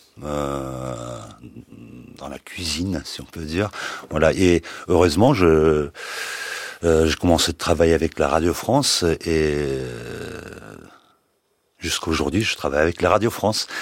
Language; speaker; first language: French; non-native, fluent; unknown